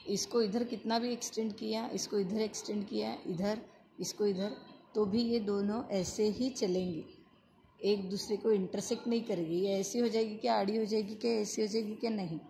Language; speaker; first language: Hindi; non-native, local second language; Marathi